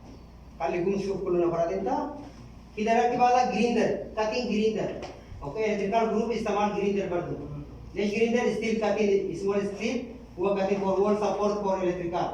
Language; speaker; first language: Arabic; non-native, learner; Hindi